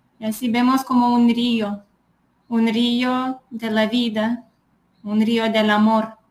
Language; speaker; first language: Spanish; non-native, fluent; Lithuanian